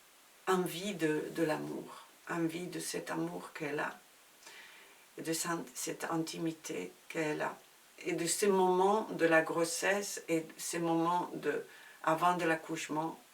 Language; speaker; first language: French; non-native, fluent; Spanish